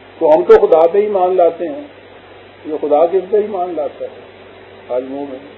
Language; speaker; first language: Urdu; non-native, local second language; Punjabi